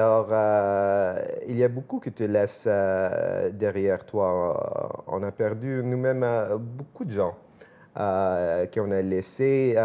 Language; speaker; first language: French; non-native, fluent; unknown